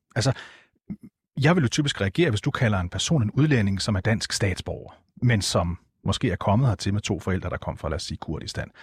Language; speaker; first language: Danish; native; Danish